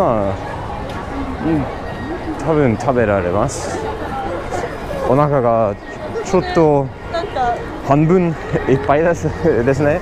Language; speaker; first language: Japanese; non-native, learner; English